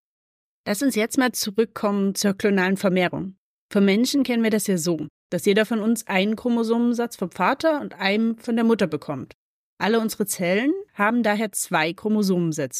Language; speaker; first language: German; native; German